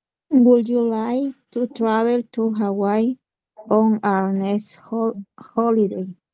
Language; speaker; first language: English; non-native, learner; Spanish